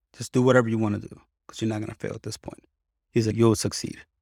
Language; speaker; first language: English; early bilingual, other home language; Spanish